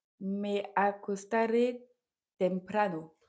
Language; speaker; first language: Spanish; non-native, learner; French